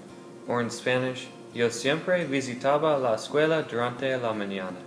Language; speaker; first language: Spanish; non-native, learner; English